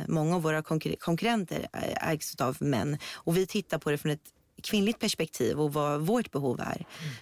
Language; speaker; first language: Swedish; early bilingual, other home language; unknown